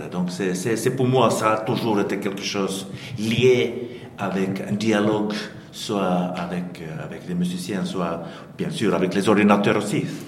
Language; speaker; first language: French; non-native, fluent; Finnish